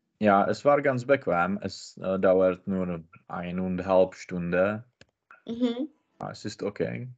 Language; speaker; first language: German; non-native, learner; Czech